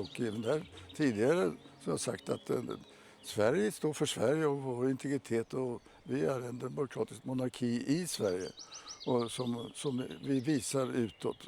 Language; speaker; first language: Swedish; native; Swedish